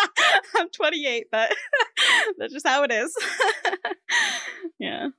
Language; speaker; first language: English; native; English